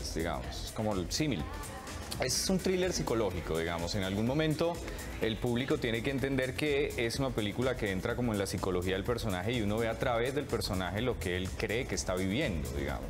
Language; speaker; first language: Spanish; native; Spanish